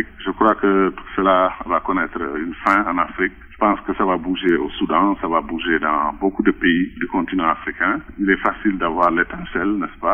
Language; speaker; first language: French; non-native, local second language; Wolof